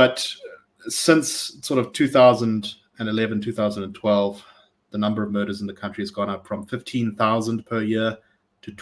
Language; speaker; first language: English; native; English